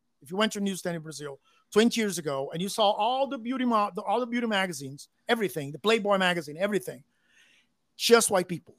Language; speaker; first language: English; non-native, fluent; Portuguese